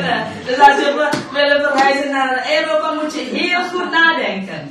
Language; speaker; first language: Dutch; non-native, learner; Indonesian